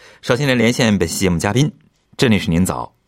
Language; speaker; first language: Chinese; native; Chinese